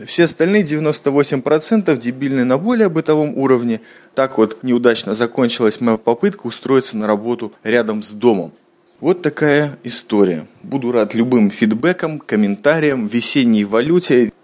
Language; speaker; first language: Russian; native; Russian